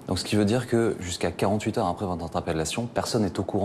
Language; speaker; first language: French; native; French